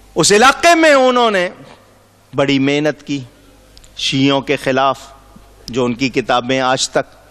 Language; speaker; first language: Urdu; non-native, local second language; Punjabi